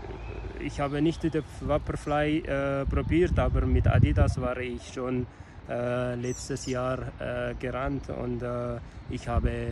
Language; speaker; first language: German; non-native, learner; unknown